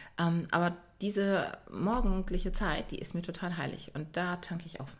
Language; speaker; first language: German; native; German